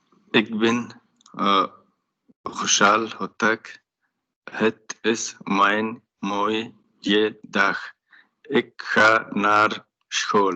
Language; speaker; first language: Dutch; non-native, learner; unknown